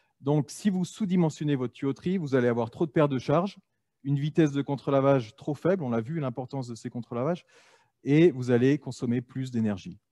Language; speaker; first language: French; native; French